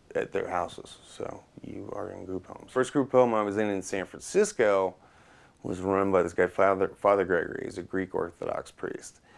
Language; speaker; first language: English; native; English